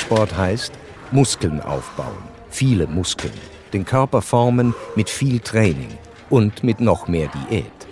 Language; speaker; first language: German; native; German